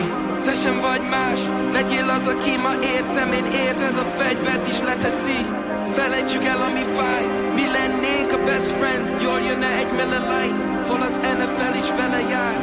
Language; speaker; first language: Hungarian; native; Hungarian